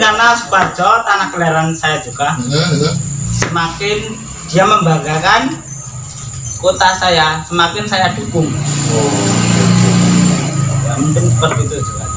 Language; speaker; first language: Indonesian; non-native, local second language; Javanese